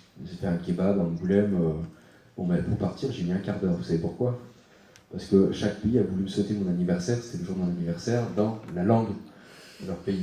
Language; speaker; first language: French; native; French